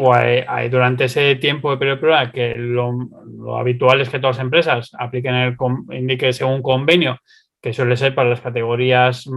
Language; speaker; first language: Spanish; native; Spanish